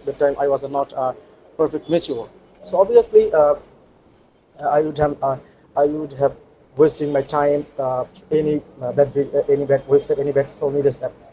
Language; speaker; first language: English; non-native, learner; Bangla